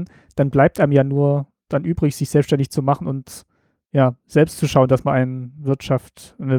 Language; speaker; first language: German; native; German